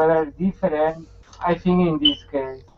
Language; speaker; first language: English; non-native, learner; Spanish